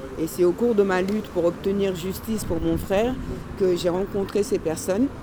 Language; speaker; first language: French; early bilingual, other home language; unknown